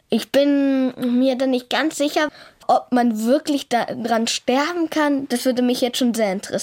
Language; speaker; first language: German; native; German